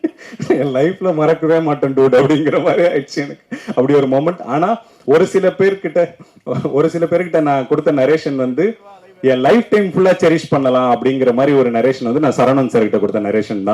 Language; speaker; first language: Tamil; native; Tamil